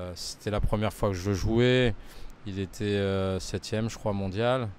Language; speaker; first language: French; native; French